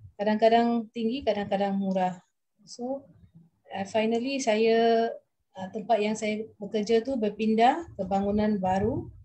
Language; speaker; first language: Malay; non-native, local second language; Tamil